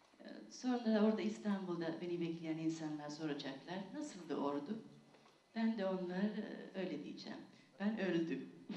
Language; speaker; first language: Turkish; non-native, fluent; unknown